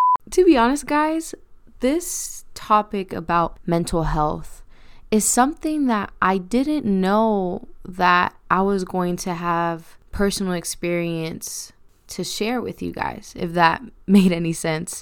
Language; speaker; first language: English; early bilingual, other home language; Spanish